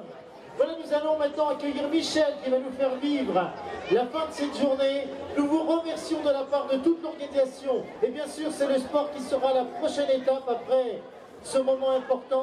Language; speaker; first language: French; native; French